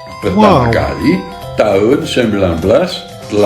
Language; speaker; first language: Indonesian; non-native, learner; Dutch